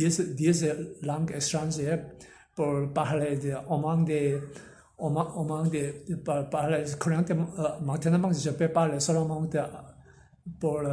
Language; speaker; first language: French; non-native, learner; Korean